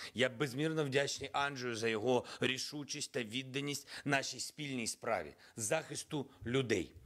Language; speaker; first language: Ukrainian; non-native, local second language; Russian